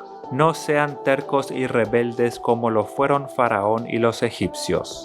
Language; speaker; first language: Spanish; native; Spanish